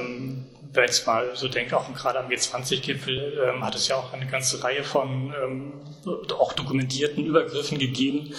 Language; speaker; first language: German; native; German